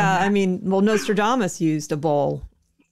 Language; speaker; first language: English; native; English